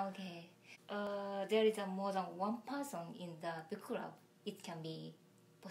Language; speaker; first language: English; non-native, learner; Japanese